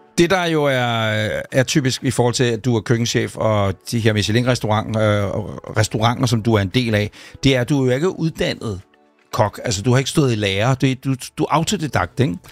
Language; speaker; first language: Danish; native; Danish